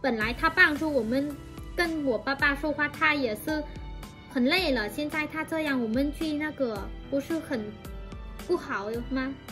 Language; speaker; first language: Chinese; non-native, fluent; Vietnamese